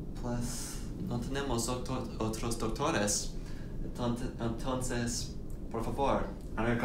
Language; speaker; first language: Spanish; non-native, learner; English